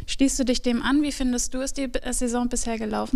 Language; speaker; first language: German; native; German